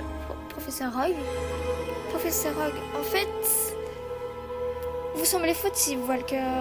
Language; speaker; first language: French; native; French